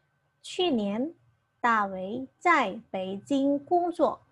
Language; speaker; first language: Chinese; non-native, fluent; Indonesian